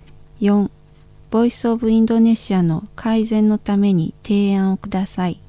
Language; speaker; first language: Japanese; non-native, fluent; Indonesian